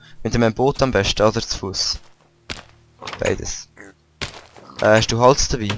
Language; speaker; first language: German; native; German